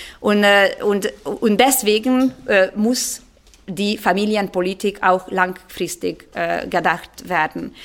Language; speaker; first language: German; non-native, fluent; Hungarian